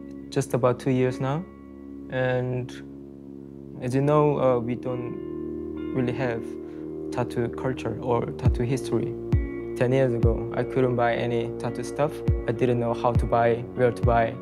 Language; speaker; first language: English; non-native, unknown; Korean